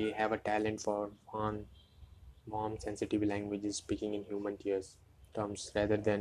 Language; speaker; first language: English; non-native, local second language; Hindi